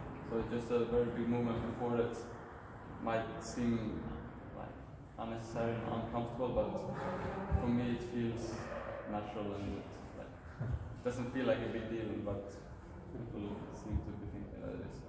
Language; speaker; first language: English; non-native, fluent; Swedish